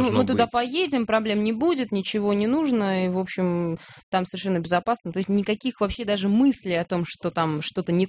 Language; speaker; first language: Russian; native; Russian